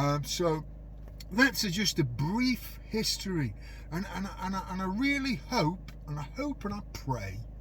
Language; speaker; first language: English; native; English